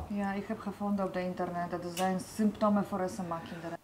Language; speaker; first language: Dutch; non-native, learner; Polish